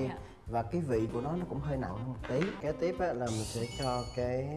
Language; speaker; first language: Vietnamese; native; Vietnamese